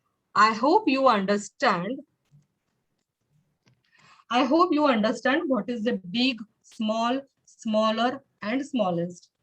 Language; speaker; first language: English; non-native, learner; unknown